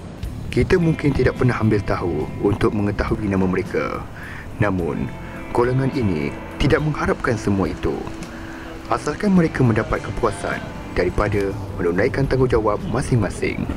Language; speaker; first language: Malay; native; Malay